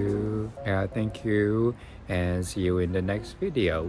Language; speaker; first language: English; non-native, fluent; Korean